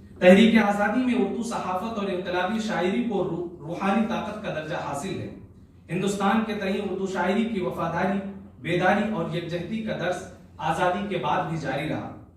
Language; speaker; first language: Urdu; native; Urdu